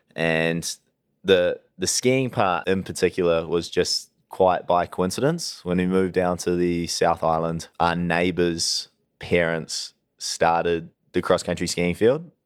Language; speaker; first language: English; native; English